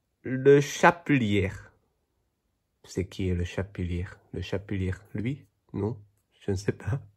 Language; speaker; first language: French; non-native, fluent; Chinese